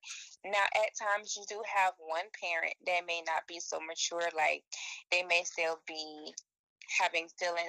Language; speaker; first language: English; native; English